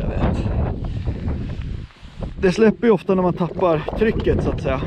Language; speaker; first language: Swedish; native; Swedish